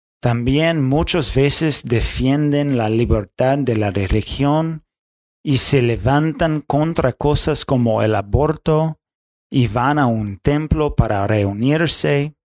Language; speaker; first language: Spanish; non-native, fluent; English